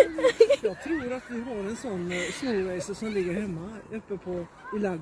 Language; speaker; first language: Swedish; native; Swedish